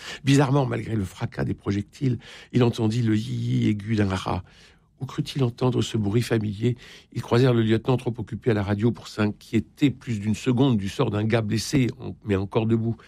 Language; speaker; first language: French; native; French